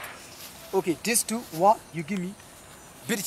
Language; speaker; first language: English; non-native, learner; Burmese